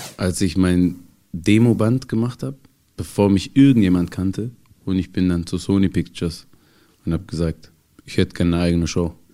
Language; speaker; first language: German; early bilingual, other home language; Tigrinya